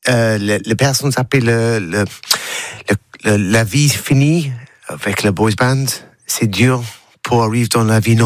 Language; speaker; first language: French; non-native, learner; English